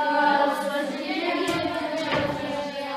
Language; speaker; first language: Russian; non-native, learner; Mongolian